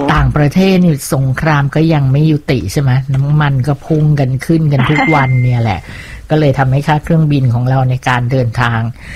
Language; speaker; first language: Thai; native; Thai